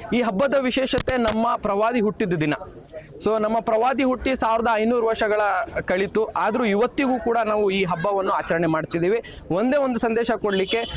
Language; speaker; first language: Kannada; non-native, local second language; Urdu